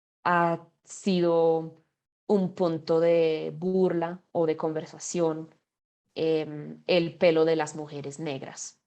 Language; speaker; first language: Spanish; non-native, fluent; English